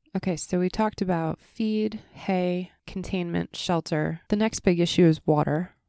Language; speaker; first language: English; native; English